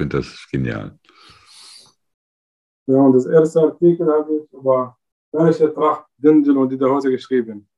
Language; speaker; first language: German; non-native, learner; Arabic